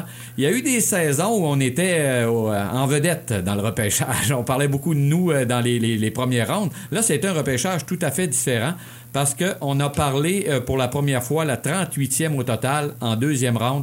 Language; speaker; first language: French; native; French